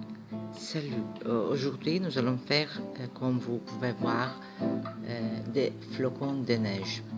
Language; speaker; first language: French; non-native, fluent; Greek